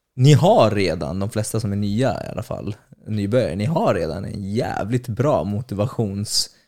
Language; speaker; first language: Swedish; early bilingual, other home language; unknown